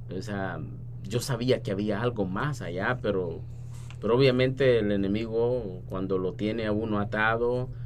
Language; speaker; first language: Spanish; native; Spanish